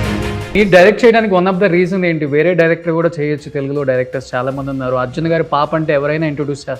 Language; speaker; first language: Telugu; native; Telugu